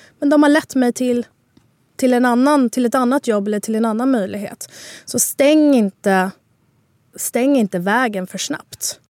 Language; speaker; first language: Swedish; early bilingual, other home language; Spanish